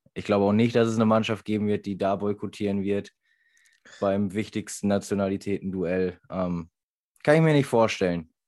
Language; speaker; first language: German; native; German